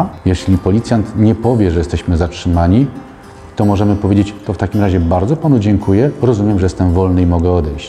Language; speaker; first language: Polish; native; Polish